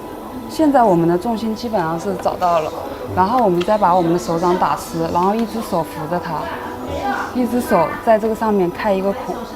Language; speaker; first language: Chinese; native; Chinese